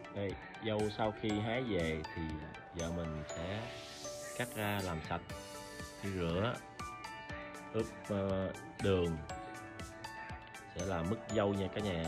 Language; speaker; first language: Vietnamese; native; Vietnamese